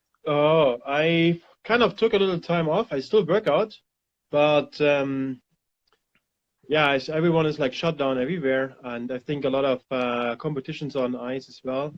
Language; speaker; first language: English; non-native, fluent; German